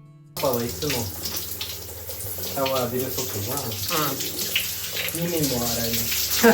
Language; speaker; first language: Japanese; non-native, fluent; Swedish